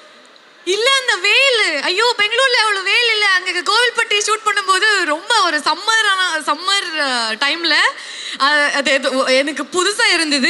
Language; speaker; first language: Tamil; non-native, local second language; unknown